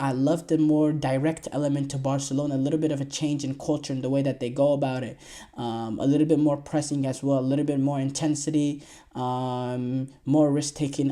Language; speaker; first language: English; native; English